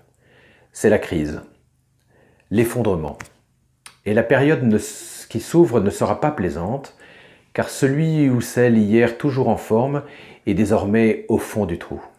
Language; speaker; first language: French; native; French